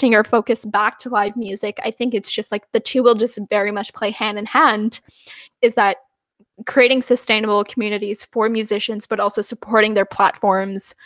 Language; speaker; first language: English; non-native, fluent; Punjabi